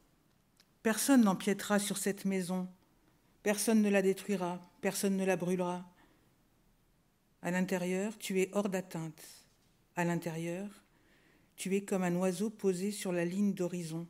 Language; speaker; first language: French; native; French